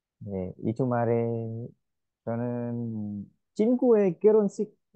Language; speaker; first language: Korean; non-native, learner; Vietnamese